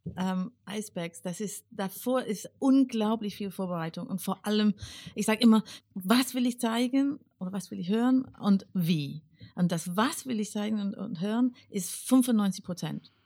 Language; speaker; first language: German; non-native, fluent; English